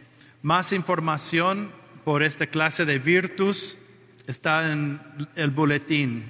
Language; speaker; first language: Spanish; non-native, fluent; English